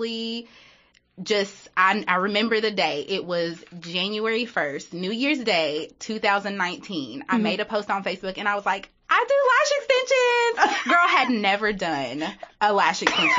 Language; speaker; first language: English; native; English